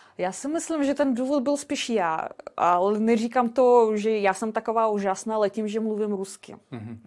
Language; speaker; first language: Czech; non-native, fluent; Russian